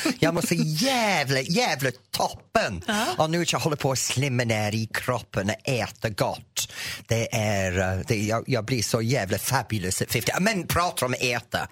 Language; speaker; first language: Swedish; non-native, fluent; English